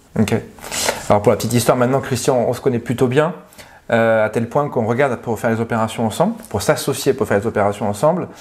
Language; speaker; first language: French; native; French